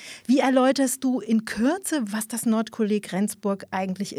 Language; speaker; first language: German; native; German